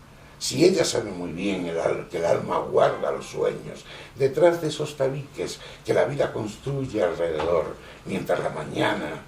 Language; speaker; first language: Spanish; native; Spanish